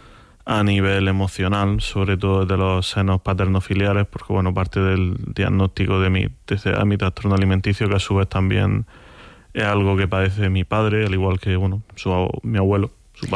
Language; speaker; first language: Spanish; native; Spanish